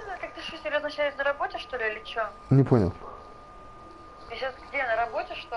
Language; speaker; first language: Russian; native; Russian